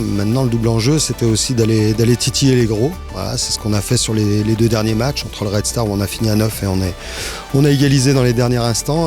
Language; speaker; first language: French; native; French